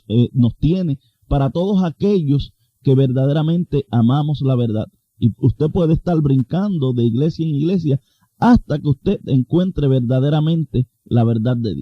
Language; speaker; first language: Spanish; native; Spanish